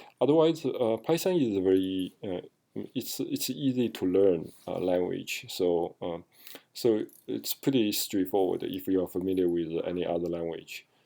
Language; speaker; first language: English; non-native, fluent; Chinese